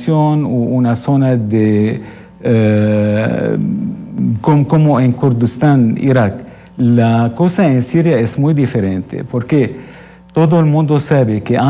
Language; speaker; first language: Spanish; non-native, fluent; Arabic